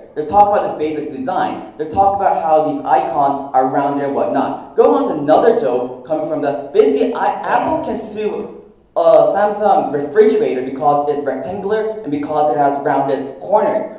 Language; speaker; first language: English; non-native, fluent; Korean